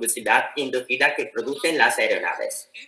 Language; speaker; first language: Spanish; non-native, fluent; Italian